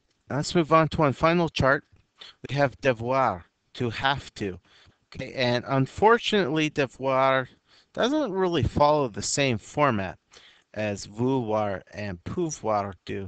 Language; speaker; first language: English; native; English